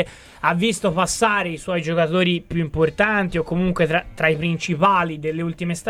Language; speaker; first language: Italian; native; Italian